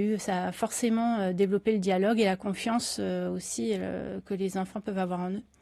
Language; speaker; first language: French; native; French